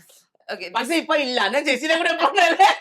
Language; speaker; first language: Malayalam; non-native, fluent; Assamese